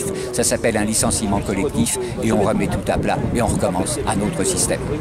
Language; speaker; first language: French; native; French